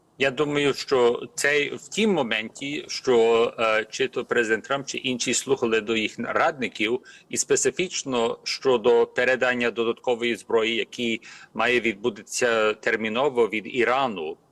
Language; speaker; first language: Ukrainian; early bilingual, heritage; Ukrainian